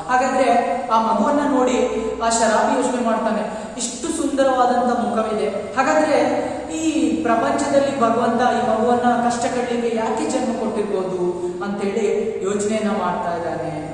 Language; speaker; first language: Kannada; native; Kannada